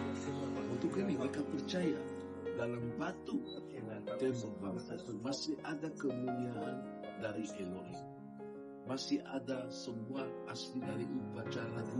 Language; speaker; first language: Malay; non-native, learner; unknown